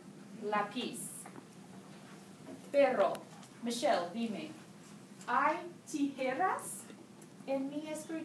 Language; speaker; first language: Spanish; non-native, learner; English